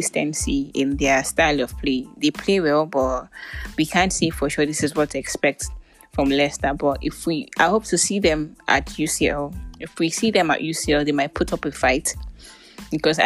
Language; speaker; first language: English; non-native, local second language; Yoruba